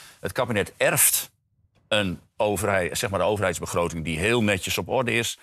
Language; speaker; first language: Dutch; native; Dutch